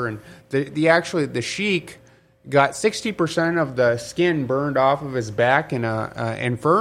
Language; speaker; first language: English; native; English